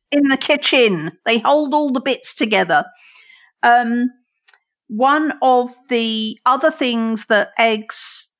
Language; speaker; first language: English; native; English